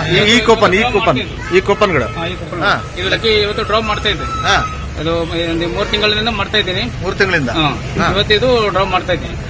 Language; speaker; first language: Kannada; non-native, local second language; Malayalam